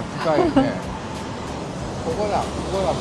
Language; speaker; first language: Japanese; native; Japanese